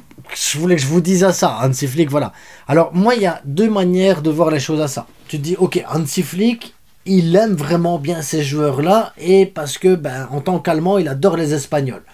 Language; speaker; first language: French; native; French